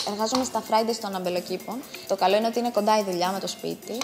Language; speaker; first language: Greek; early bilingual, other home language; Amharic